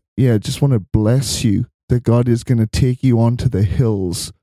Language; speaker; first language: English; native; English